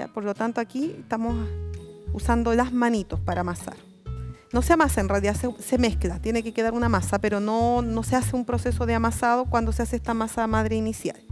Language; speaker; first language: Spanish; native; Spanish